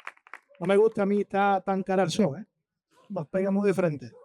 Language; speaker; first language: Spanish; native; Spanish